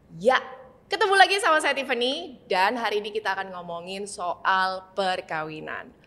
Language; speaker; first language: Indonesian; native; Indonesian